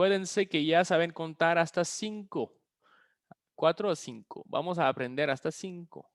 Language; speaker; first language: Spanish; non-native, fluent; French